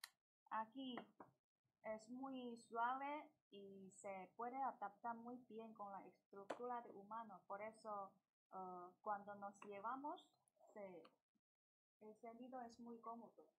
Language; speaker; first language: Spanish; non-native, learner; Chinese